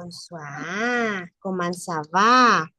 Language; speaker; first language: French; non-native, learner; Spanish